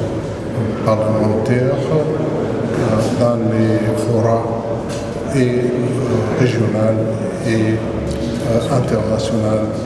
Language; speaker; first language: French; non-native, local second language; Arabic